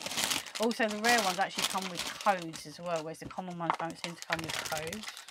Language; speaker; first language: English; native; English